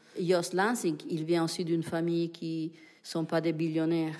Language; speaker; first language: French; non-native, fluent; Italian